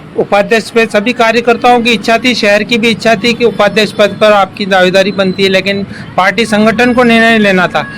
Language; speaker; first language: Hindi; native; Hindi